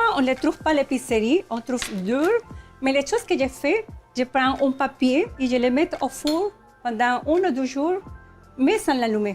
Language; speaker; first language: French; non-native, learner; Spanish